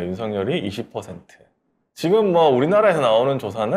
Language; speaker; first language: Korean; native; Korean